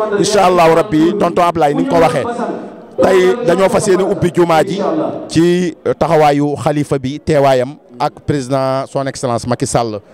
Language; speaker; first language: Wolof; non-native, local second language; Fula